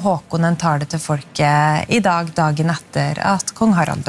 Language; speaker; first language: Norwegian; native; Norwegian